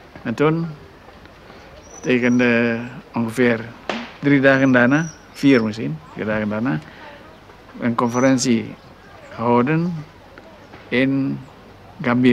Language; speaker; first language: Dutch; non-native, local second language; Minangkabau